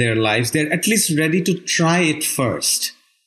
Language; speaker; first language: English; non-native, local second language; Bangla